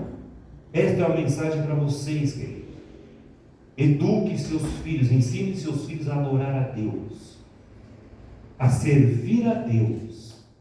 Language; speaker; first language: Portuguese; native; Portuguese